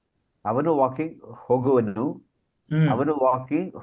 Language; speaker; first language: Kannada; non-native, learner; Hindi